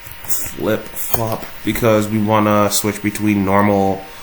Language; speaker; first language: English; native; English